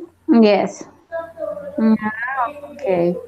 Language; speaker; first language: English; non-native, learner; Spanish